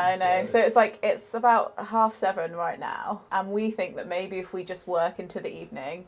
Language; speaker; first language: English; native; English